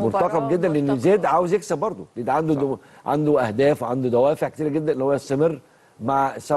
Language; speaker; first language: Arabic; native; Arabic